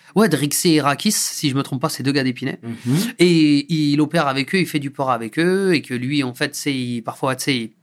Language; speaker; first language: French; native; French